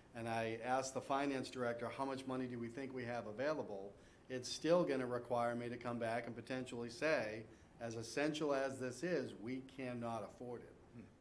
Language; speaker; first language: English; native; English